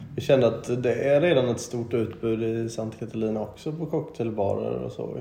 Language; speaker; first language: Swedish; native; Swedish